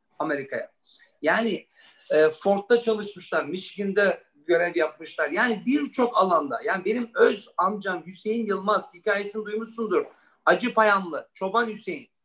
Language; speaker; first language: Turkish; early bilingual, heritage; Turkish